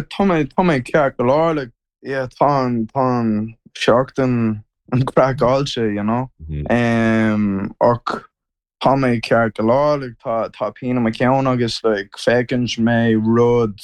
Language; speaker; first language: Irish; non-native, learner; English